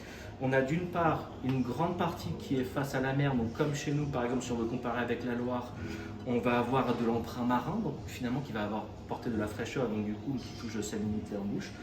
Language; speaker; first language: French; native; French